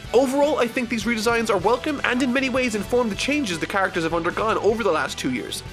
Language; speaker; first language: English; native; English